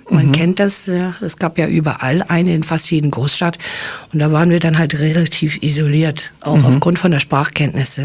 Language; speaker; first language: German; non-native, fluent; English